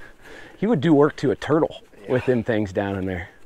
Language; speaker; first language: English; native; English